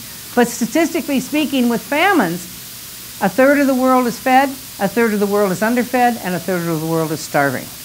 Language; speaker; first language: English; native; English